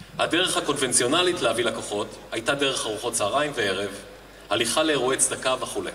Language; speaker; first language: Hebrew; native; Hebrew